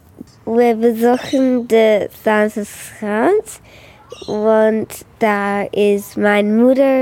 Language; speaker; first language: Dutch; early bilingual, heritage; English